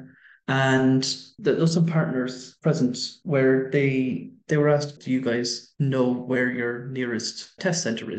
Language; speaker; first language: English; native; English